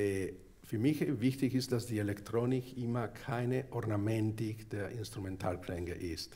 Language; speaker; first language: German; non-native, fluent; Spanish